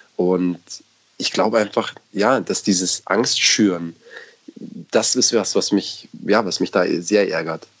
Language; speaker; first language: German; native; German